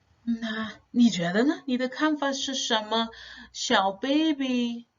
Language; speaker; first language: Chinese; non-native, fluent; English